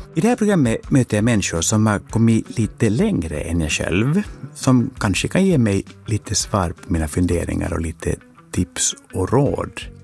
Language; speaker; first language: Swedish; native; Swedish